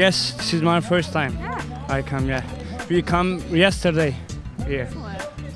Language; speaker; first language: English; non-native, learner; Turkish